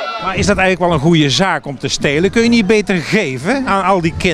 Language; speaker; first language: Dutch; native; Dutch